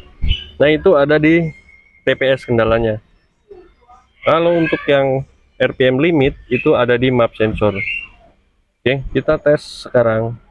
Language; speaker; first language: Indonesian; native; Indonesian